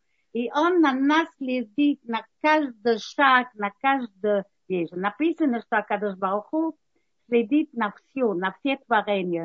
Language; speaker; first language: Russian; early bilingual, heritage; Russian